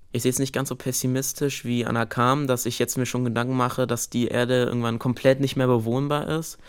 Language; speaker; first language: German; native; German